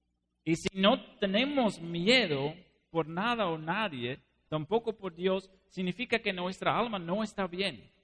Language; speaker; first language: Spanish; non-native, fluent; Dutch